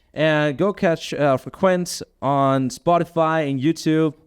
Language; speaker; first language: English; non-native, fluent; Danish